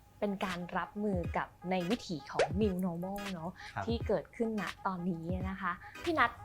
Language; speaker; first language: Thai; native; Thai